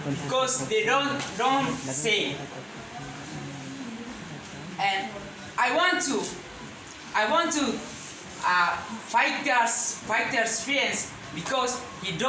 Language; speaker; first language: English; non-native, learner; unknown